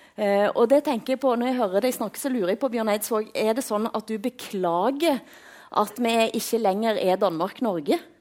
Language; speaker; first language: Norwegian; native; Norwegian